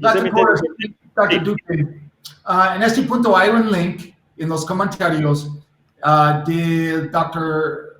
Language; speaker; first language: Spanish; non-native, learner; English